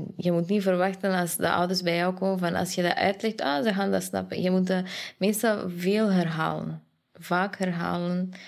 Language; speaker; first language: Dutch; non-native, fluent; Persian